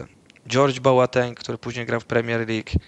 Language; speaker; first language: Polish; early bilingual, other home language; Dutch